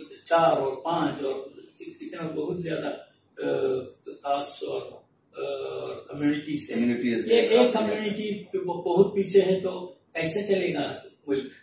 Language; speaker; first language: Hindi; non-native, local second language; Malayalam